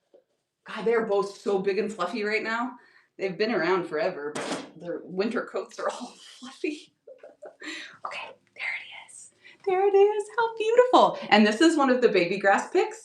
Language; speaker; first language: English; native; English